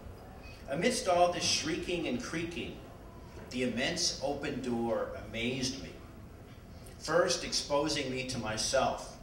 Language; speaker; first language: English; native; English